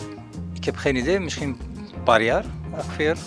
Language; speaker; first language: Dutch; non-native, learner; Russian